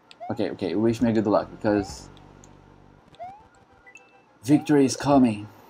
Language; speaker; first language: English; non-native, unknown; Portuguese